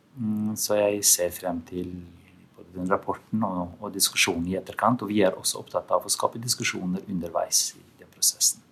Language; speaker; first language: Norwegian; non-native, fluent; Albanian